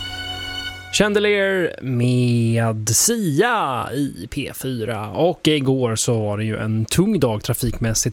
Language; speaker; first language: Swedish; native; Swedish